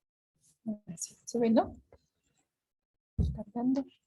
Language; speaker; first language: Spanish; native; Spanish